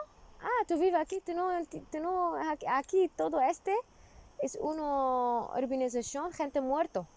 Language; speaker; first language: Spanish; non-native, learner; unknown